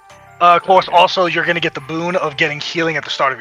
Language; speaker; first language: English; native; English